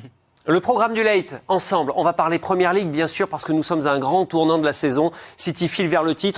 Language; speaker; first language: French; native; French